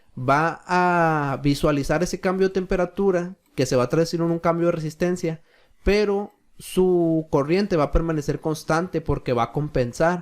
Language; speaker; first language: Spanish; native; Spanish